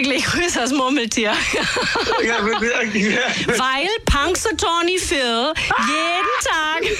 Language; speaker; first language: German; native; German